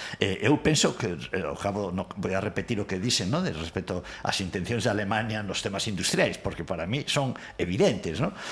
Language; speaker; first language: Galician; non-native, local second language; Spanish